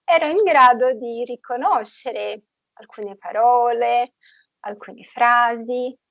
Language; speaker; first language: Italian; non-native, fluent; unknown